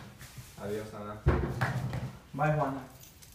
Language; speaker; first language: Spanish; non-native, learner; English